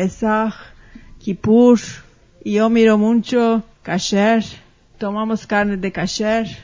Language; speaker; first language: Spanish; early bilingual, heritage; Ladino